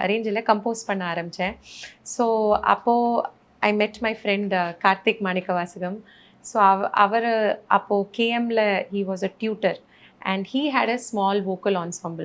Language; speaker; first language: Tamil; non-native, fluent; Malayalam